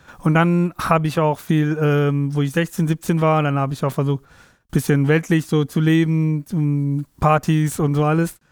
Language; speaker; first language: German; non-native, fluent; Tamil